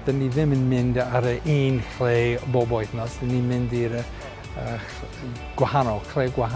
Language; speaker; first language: Welsh; non-native, learner; English